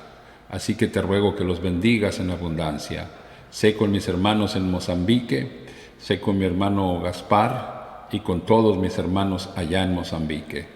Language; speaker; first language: Spanish; native; Spanish